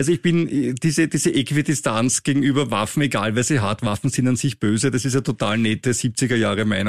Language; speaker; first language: German; native; German